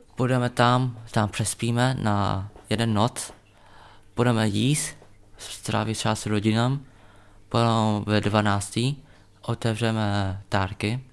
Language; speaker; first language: Czech; early bilingual, other home language; Vietnamese